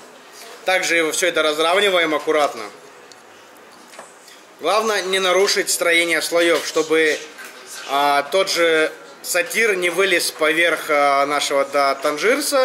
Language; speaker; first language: Russian; native; Russian